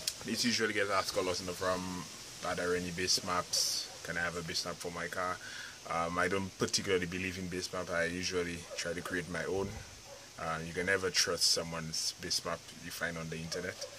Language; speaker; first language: English; native; English